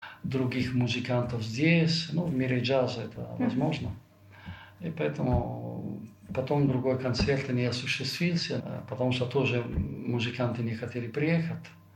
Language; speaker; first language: Russian; non-native, fluent; Italian